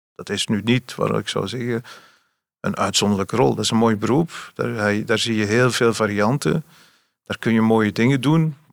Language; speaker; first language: Dutch; native; Dutch